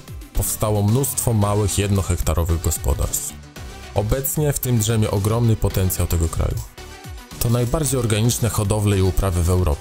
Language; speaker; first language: Polish; native; Polish